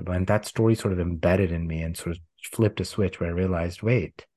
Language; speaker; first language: English; non-native, local second language; Gujarati